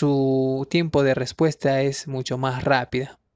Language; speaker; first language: Spanish; native; Spanish